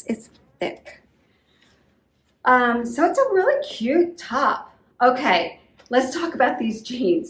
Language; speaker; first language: English; native; English